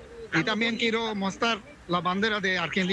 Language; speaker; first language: Spanish; non-native, fluent; Bangla